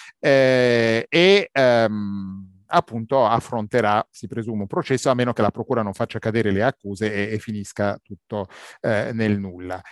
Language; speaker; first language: Italian; non-native, fluent; Arabic